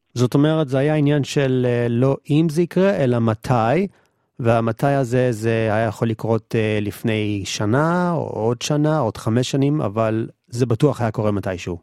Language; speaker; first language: Hebrew; native; Hebrew